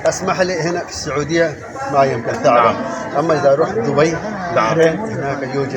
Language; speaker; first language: Arabic; native; Arabic